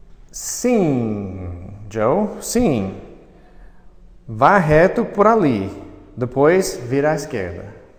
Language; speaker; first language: Portuguese; non-native, fluent; English